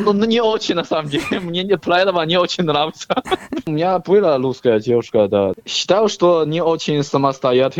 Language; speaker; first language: Russian; non-native, learner; Chinese